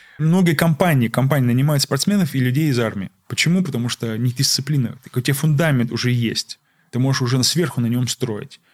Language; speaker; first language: Russian; early bilingual, heritage; Russian